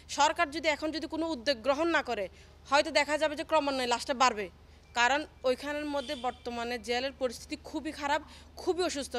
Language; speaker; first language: Bangla; native; Bangla